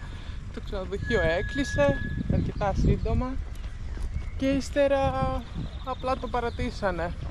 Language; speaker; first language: Greek; non-native, fluent; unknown